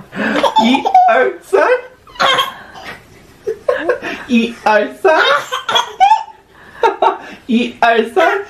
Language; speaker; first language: Chinese; non-native, fluent; English